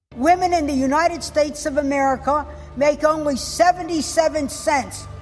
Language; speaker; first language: English; early bilingual, other home language; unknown